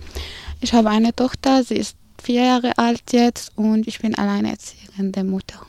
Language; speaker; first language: German; non-native, fluent; Arabic